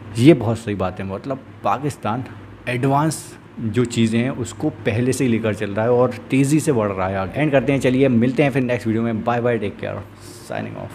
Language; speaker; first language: Hindi; native; Hindi